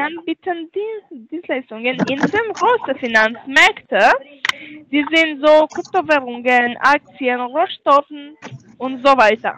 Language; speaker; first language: German; non-native, learner; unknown